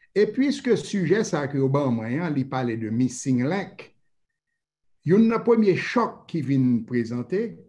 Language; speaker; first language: French; native; French